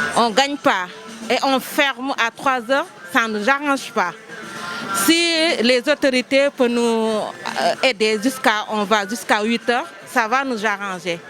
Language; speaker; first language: French; non-native, local second language; Wolof